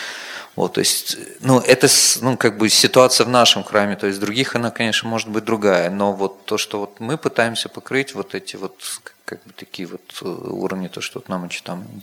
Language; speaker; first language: Russian; native; Russian